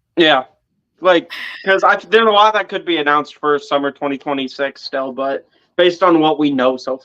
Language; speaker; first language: English; native; English